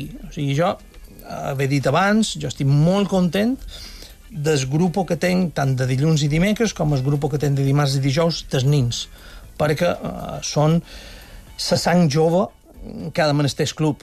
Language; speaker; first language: Catalan; native; Catalan